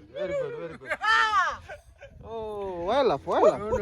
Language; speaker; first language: English; non-native, local second language; Fijian